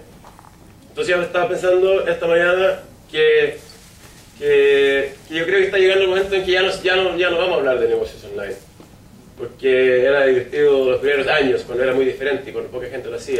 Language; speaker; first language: Spanish; non-native, fluent; Swedish